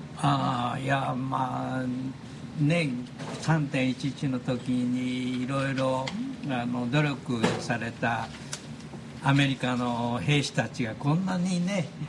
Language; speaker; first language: Japanese; native; Japanese